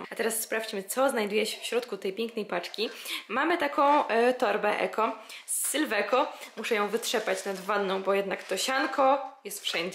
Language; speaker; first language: Polish; native; Polish